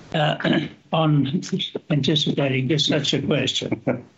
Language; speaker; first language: English; native; English